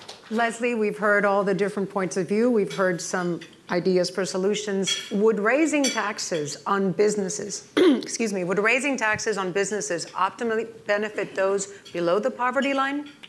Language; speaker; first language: English; early bilingual, other home language; Spanish